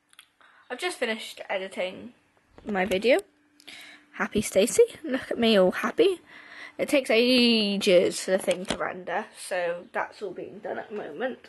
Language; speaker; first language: English; native; English